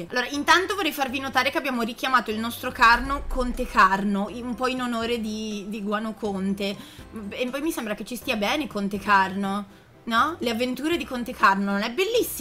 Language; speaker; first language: Italian; native; Italian